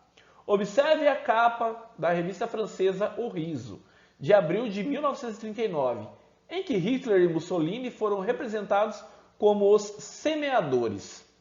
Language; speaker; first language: Portuguese; native; Portuguese